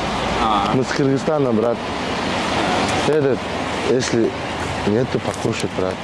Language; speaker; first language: Russian; non-native, local second language; Kyrgyz